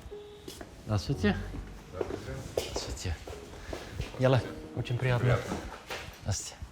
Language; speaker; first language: Russian; non-native, fluent; Dutch